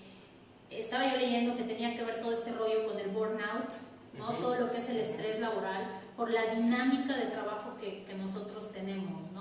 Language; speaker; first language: Spanish; native; Spanish